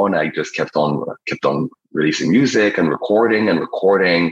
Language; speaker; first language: English; non-native, local second language; Kinyarwanda